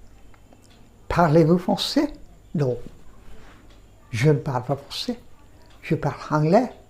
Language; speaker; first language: French; non-native, fluent; Bangla